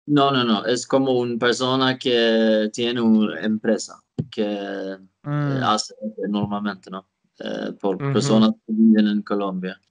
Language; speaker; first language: Spanish; non-native, learner; Swedish